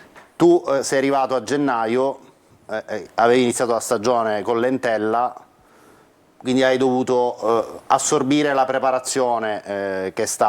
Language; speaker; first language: Italian; native; Italian